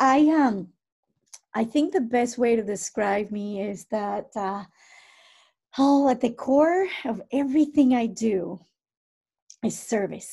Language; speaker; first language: English; non-native, fluent; Spanish